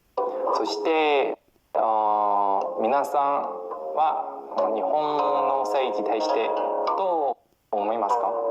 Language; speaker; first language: Japanese; non-native, learner; Chinese